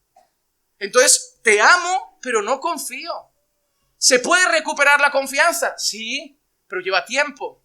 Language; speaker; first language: Spanish; native; Spanish